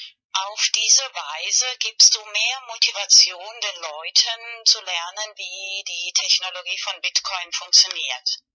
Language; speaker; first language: German; non-native, fluent; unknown